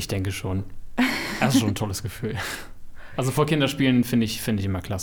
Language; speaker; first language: German; native; German